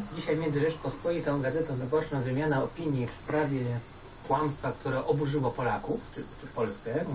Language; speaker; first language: Polish; native; Polish